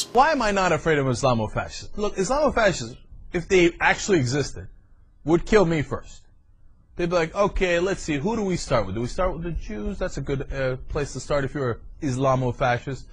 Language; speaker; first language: English; native; English